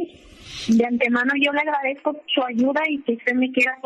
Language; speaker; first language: Spanish; native; Spanish